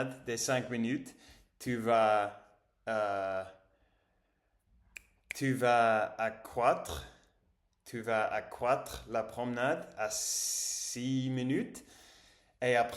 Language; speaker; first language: French; non-native, learner; English